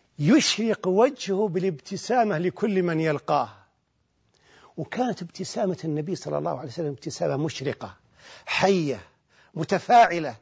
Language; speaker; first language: Arabic; native; Arabic